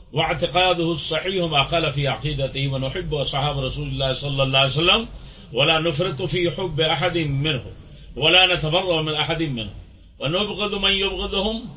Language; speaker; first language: Arabic; non-native, fluent; Urdu